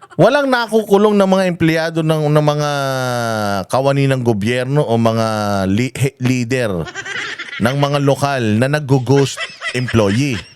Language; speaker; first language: Filipino; native; Filipino